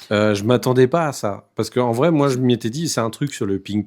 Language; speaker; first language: French; native; French